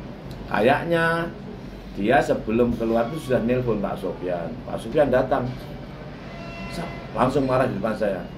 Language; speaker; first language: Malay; non-native, local second language; Javanese